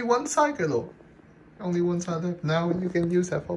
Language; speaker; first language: English; non-native, learner; Vietnamese